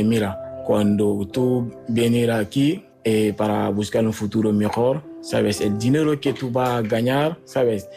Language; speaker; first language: Spanish; non-native, learner; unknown